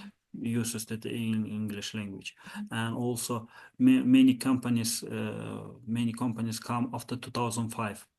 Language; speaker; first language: English; non-native, learner; Azerbaijani